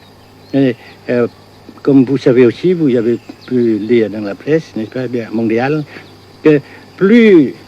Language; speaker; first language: French; non-native, fluent; Vietnamese